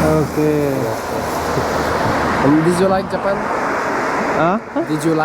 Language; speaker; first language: English; non-native, fluent; French